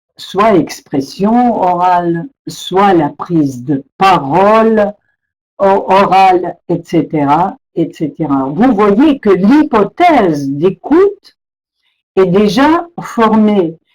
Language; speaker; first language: French; non-native, fluent; Russian